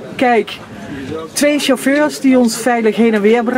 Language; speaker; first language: Dutch; native; Dutch